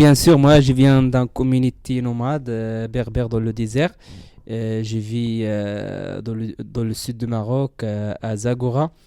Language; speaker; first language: French; non-native, learner; Central Atlas Tamazight